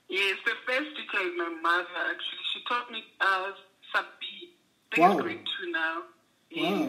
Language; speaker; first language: English; non-native, local second language; Xhosa